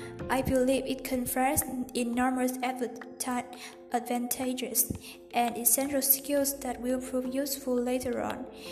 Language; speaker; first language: English; non-native, fluent; Vietnamese